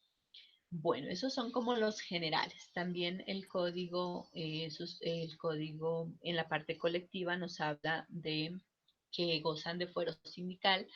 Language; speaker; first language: Spanish; native; Spanish